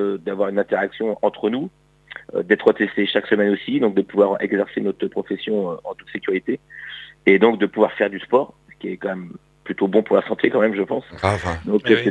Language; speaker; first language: French; native; French